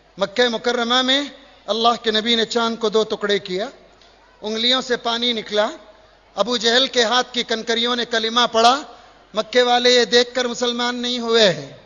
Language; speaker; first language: Urdu; native; Urdu